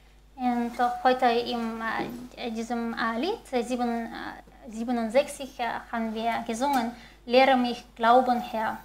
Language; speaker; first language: German; non-native, fluent; Chinese